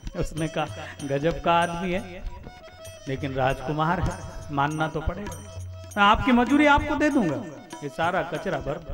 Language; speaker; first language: Hindi; non-native, local second language; Marathi